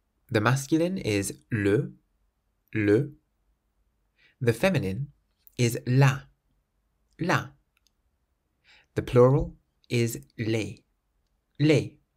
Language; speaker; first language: English; native; English